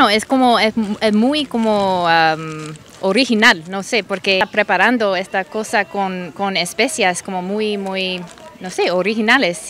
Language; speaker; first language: Spanish; non-native, learner; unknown